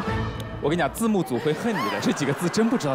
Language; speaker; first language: Chinese; native; Chinese